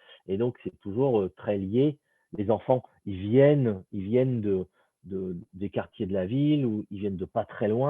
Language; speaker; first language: French; native; French